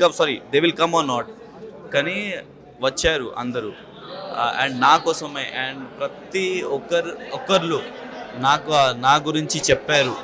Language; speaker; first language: Telugu; non-native, learner; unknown